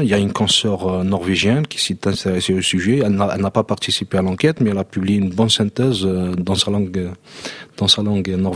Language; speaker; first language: French; non-native, local second language; Arabic